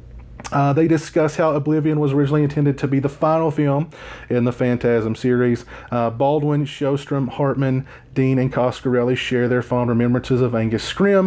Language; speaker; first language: English; native; English